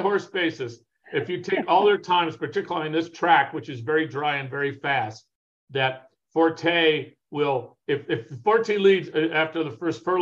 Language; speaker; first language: English; native; English